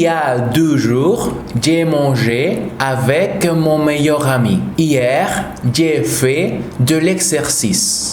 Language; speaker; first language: French; non-native, fluent; Spanish